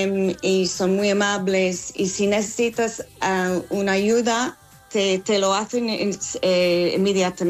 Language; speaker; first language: Spanish; non-native, fluent; English